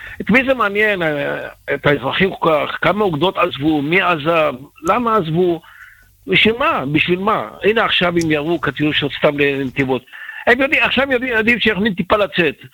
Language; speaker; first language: Hebrew; native; Hebrew